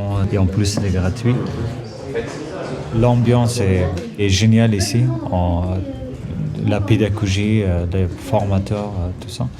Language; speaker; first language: French; non-native, fluent; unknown